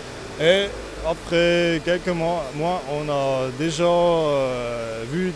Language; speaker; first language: French; non-native, local second language; Italian